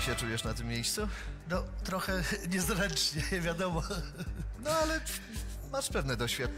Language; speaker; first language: Polish; native; Polish